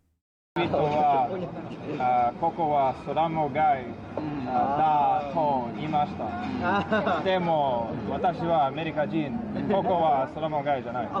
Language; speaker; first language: Japanese; non-native, learner; English